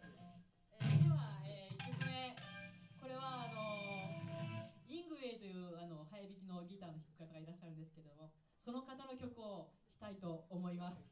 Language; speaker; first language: Japanese; native; Japanese